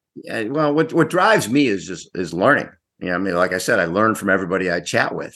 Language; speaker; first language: English; native; English